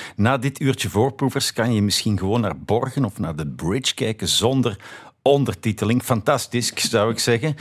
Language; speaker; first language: Dutch; native; Dutch